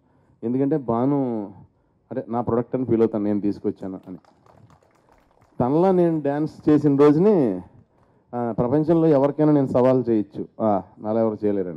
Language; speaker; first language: Telugu; native; Telugu